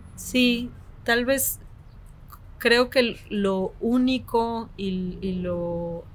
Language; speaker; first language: Spanish; native; Spanish